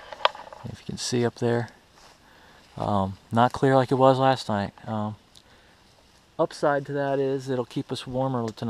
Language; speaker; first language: English; native; English